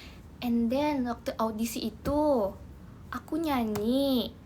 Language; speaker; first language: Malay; non-native, learner; Indonesian